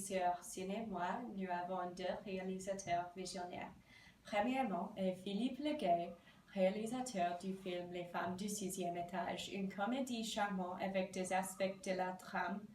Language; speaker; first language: French; non-native, learner; English